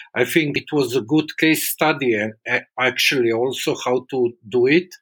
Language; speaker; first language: English; non-native, fluent; Slovenian